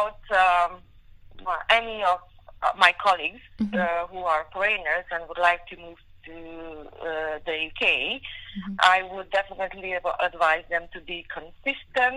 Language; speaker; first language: English; non-native, fluent; Hungarian